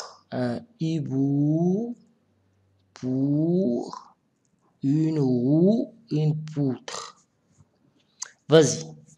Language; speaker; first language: French; non-native, local second language; Arabic